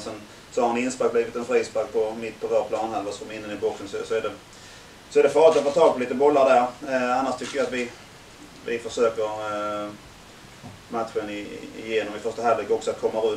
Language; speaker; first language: Swedish; native; Swedish